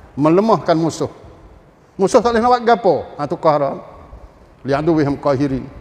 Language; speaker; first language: Malay; native; Malay